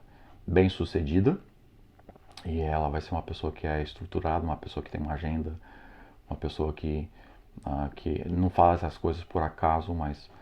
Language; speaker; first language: Portuguese; non-native, fluent; English